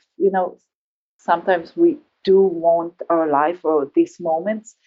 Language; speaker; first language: English; non-native, learner; Hebrew